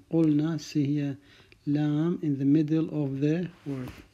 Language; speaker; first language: English; non-native, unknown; Arabic